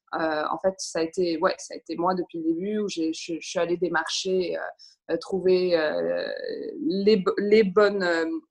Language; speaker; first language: French; native; French